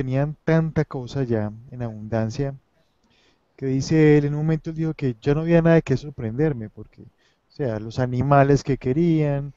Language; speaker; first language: Spanish; native; Spanish